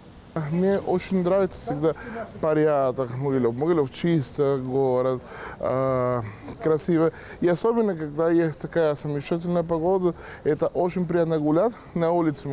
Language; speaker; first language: Russian; non-native, learner; Spanish